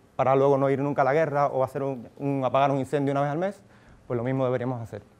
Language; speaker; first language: Spanish; native; Spanish